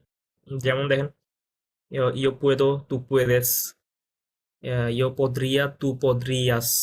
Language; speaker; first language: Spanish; non-native, fluent; Bangla